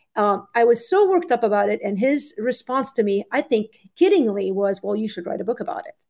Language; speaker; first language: English; early bilingual, other home language; Arabic